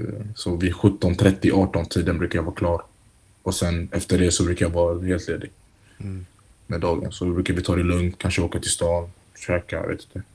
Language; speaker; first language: Swedish; early bilingual, other home language; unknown